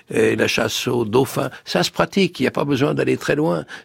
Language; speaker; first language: French; native; French